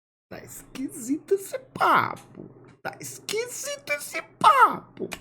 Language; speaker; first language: Portuguese; native; Portuguese